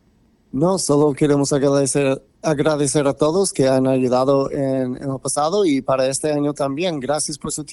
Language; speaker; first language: Spanish; non-native, fluent; English